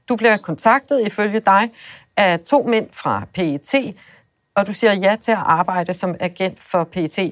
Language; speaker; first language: Danish; native; Danish